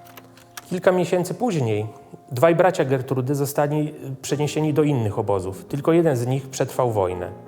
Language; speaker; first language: Polish; native; Polish